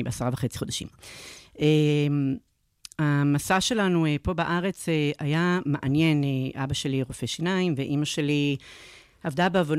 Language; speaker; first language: Hebrew; native; Hebrew